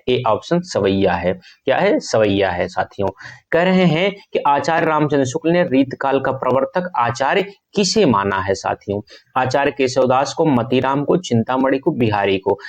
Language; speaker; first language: Hindi; native; Hindi